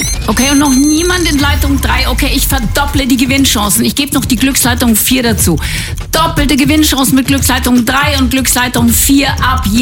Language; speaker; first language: German; native; German